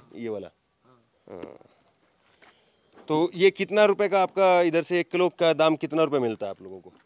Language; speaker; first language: Hindi; native; Hindi